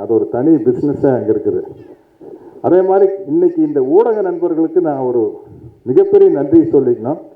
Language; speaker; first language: Tamil; native; Tamil